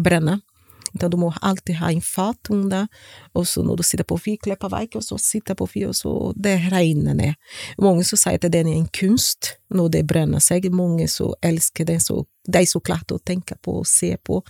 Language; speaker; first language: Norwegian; non-native, learner; Portuguese